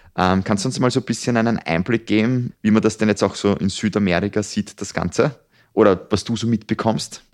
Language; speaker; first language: German; native; German